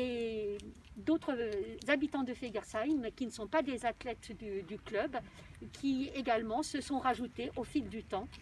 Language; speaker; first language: French; native; French